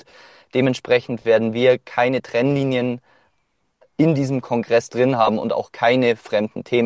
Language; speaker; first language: German; native; German